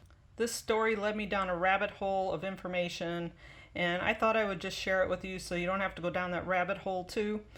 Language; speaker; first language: English; native; English